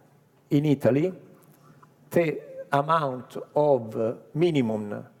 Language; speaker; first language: English; non-native, learner; Italian